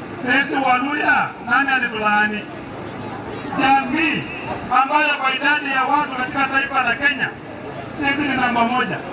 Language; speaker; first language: Swahili; non-native, local second language; Luyia